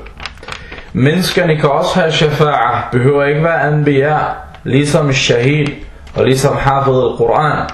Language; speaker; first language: Danish; non-native, fluent; Arabic